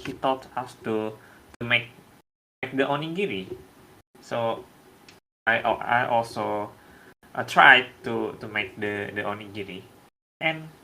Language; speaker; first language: English; non-native, learner; Indonesian